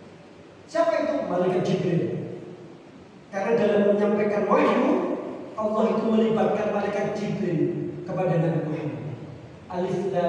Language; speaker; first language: Indonesian; non-native, local second language; Javanese